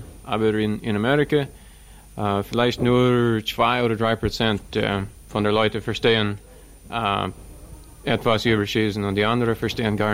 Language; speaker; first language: German; non-native, learner; English